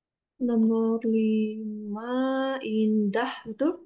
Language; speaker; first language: Indonesian; native; Indonesian